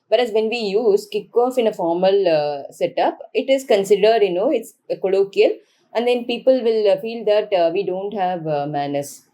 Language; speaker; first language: English; non-native, local second language; Tamil